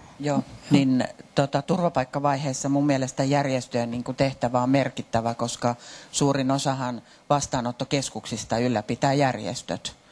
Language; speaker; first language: Finnish; native; Finnish